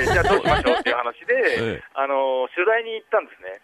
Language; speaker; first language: Japanese; native; Japanese